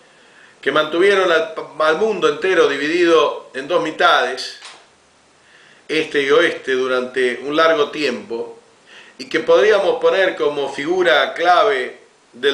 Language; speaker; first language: Spanish; native; Spanish